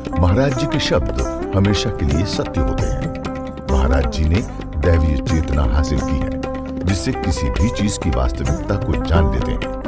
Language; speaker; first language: Hindi; native; Hindi